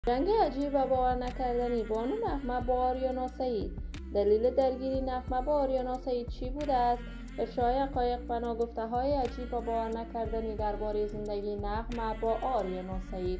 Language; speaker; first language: Persian; native; Persian